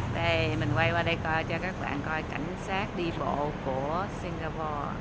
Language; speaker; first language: Vietnamese; native; Vietnamese